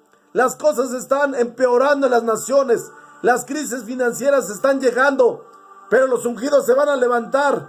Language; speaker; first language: Spanish; native; Spanish